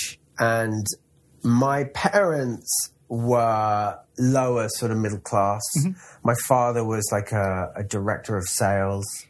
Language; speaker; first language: English; native; English